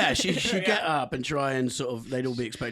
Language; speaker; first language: English; native; English